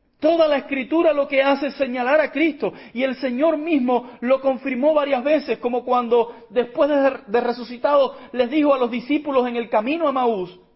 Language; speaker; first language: Spanish; native; Spanish